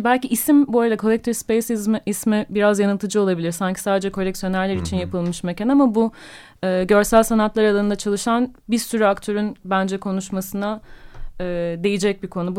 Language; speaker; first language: Turkish; native; Turkish